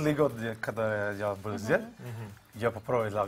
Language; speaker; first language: Russian; non-native, learner; Spanish